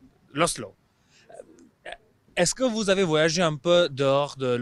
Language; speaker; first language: French; non-native, fluent; English